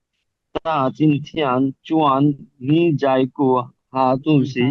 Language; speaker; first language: Chinese; non-native, learner; Bangla